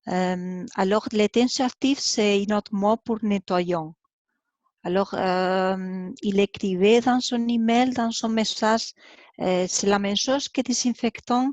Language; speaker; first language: French; non-native, learner; Spanish